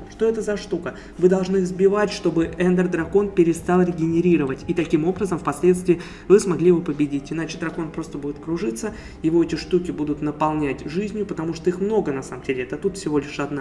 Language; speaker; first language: Russian; native; Russian